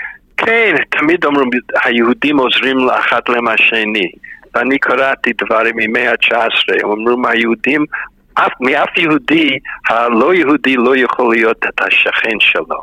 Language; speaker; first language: Hebrew; non-native, fluent; English